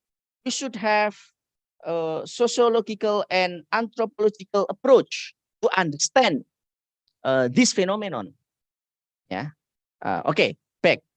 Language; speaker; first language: English; non-native, learner; Indonesian